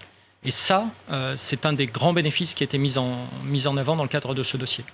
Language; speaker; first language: French; native; French